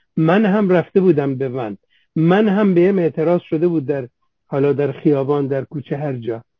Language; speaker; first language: Persian; non-native, local second language; Central Kurdish